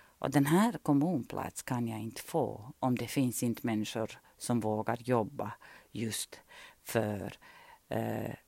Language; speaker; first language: Swedish; non-native, fluent; Bosnian